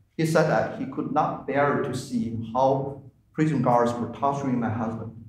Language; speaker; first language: English; non-native, fluent; Chinese